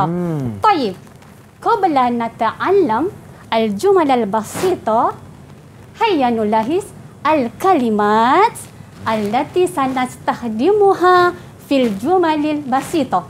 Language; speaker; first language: Arabic; non-native, fluent; Malay